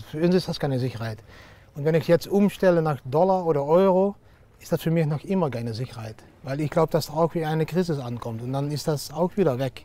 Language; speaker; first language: German; non-native, learner; Dutch